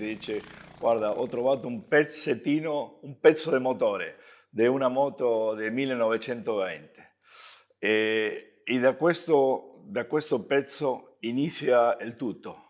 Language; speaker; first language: Italian; non-native, fluent; Spanish